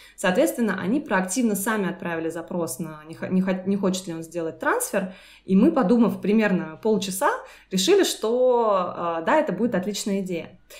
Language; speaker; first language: Russian; native; Russian